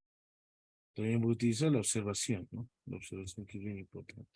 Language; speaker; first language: Spanish; native; Spanish